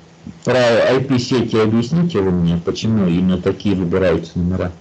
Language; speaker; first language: Russian; native; Russian